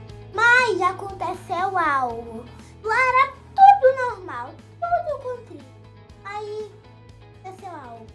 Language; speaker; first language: Portuguese; native; Portuguese